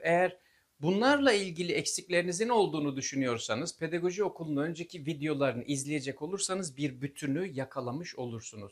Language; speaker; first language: Turkish; native; Turkish